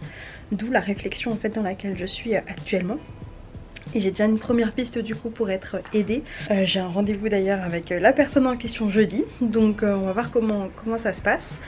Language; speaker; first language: French; native; French